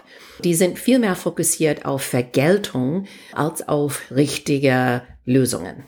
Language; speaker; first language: German; non-native, fluent; English